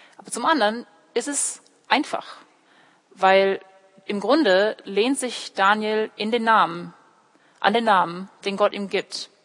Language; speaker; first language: German; early bilingual, other home language; English